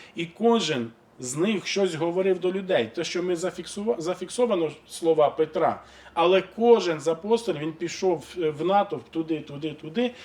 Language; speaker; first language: Ukrainian; native; Ukrainian